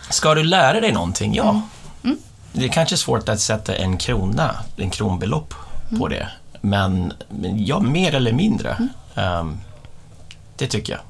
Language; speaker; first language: Swedish; non-native, fluent; English